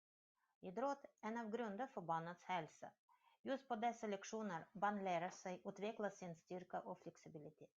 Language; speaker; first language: Swedish; non-native, learner; Russian